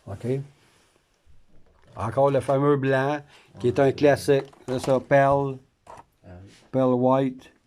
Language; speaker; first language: French; native; French